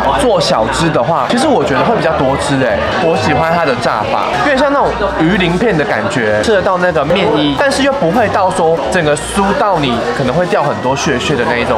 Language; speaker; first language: Chinese; native; Chinese